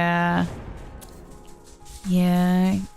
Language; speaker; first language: English; early bilingual, heritage; Spanish